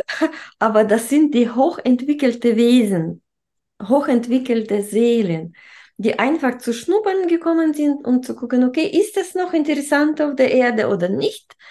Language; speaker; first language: German; non-native, fluent; Russian